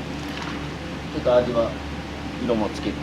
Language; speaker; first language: Japanese; native; Japanese